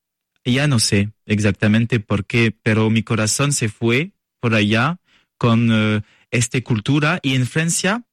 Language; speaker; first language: Spanish; non-native, learner; French